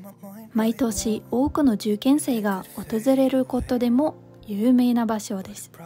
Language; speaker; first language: Japanese; non-native, fluent; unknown